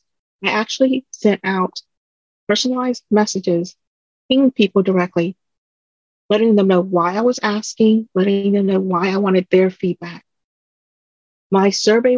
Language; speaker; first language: English; early bilingual, other home language; Vietnamese